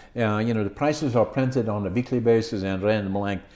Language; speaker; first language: English; non-native, fluent; Dutch